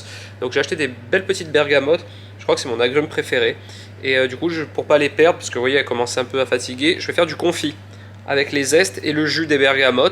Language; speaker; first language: French; native; French